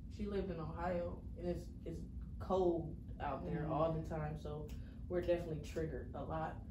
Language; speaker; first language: English; native; English